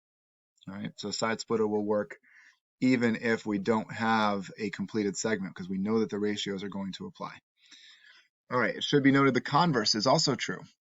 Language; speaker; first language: English; native; English